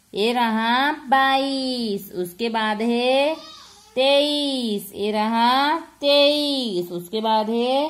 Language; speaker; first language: Hindi; non-native, local second language; Gujarati